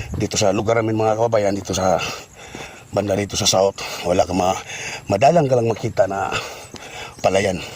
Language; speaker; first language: Filipino; non-native, local second language; Cebuano